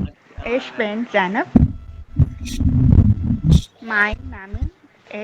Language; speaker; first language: German; non-native, learner; Urdu